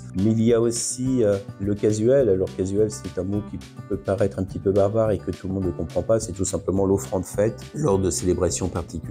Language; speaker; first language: French; native; French